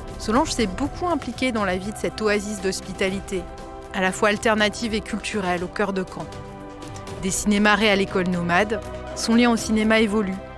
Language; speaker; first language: French; native; French